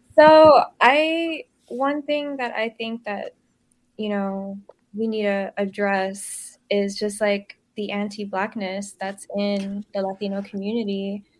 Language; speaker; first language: English; early bilingual, other home language; Spanish